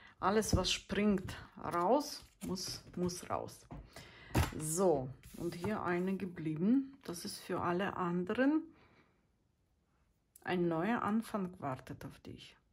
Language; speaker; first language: German; non-native, fluent; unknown